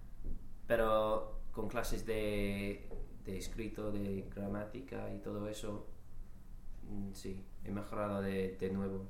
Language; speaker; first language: Spanish; non-native, learner; English